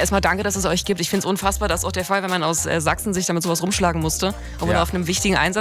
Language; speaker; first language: German; native; German